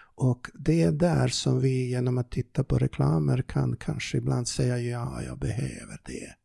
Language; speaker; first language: Swedish; non-native, fluent; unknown